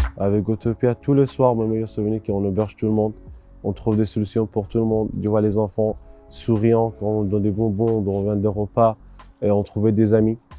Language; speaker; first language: French; non-native, learner; Persian